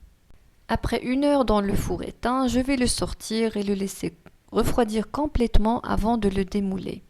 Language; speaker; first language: French; non-native, local second language; Arabic